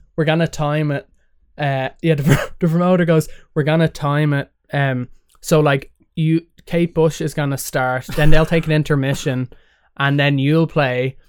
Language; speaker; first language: English; native; English